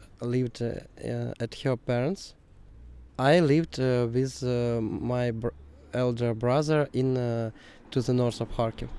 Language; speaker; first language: English; non-native, learner; Ukrainian